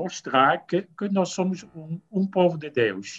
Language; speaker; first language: Portuguese; non-native, fluent; Dutch